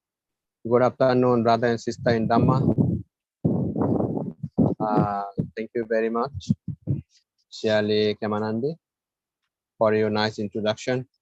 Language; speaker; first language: English; non-native, fluent; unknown